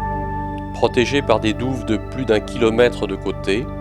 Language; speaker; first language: French; native; French